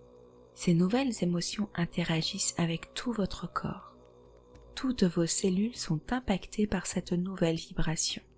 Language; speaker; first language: French; native; French